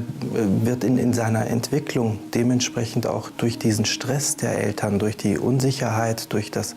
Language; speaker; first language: German; native; German